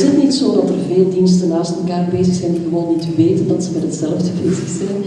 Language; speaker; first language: Dutch; native; Dutch